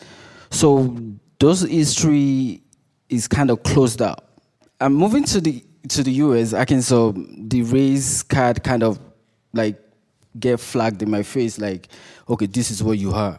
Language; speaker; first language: English; non-native, local second language; Yoruba